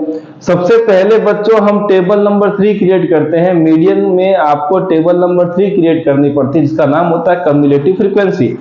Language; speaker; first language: Hindi; native; Hindi